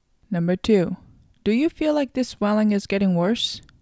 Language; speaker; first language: English; non-native, fluent; Japanese